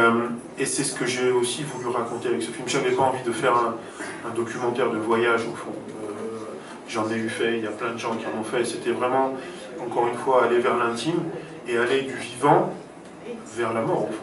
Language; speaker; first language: French; native; French